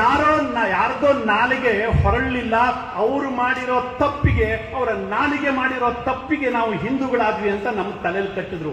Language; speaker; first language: Kannada; native; Kannada